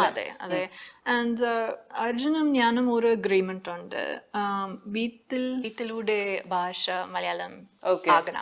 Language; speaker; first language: Malayalam; non-native, learner; English